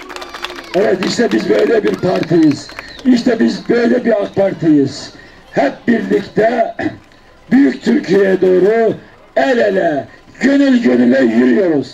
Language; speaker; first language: Turkish; native; Turkish